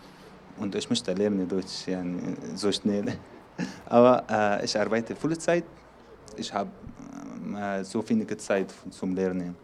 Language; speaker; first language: German; non-native, learner; Arabic